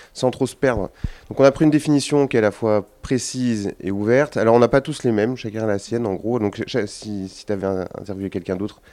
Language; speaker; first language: French; native; French